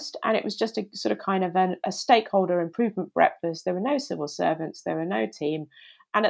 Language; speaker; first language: English; native; English